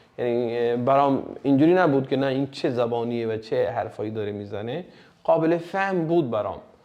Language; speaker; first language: Persian; non-native, fluent; Punjabi